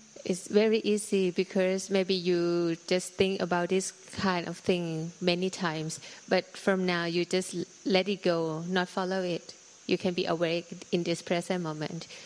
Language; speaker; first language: English; non-native, fluent; Thai